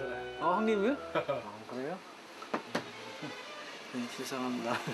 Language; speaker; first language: Korean; non-native, learner; Khmer